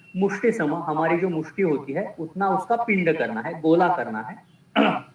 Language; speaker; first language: Hindi; non-native, local second language; Marathi